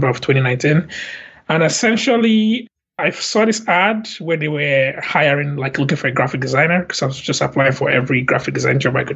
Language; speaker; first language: English; non-native, local second language; Igbo